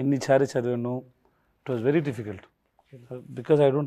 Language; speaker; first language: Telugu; non-native, learner; Tamil